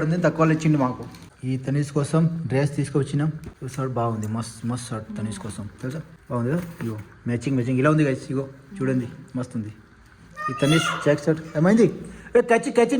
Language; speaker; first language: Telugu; non-native, learner; Hindi